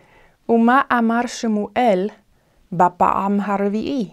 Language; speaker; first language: Hebrew; non-native, fluent; English